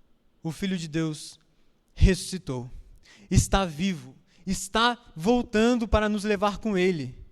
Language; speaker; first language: Portuguese; native; Portuguese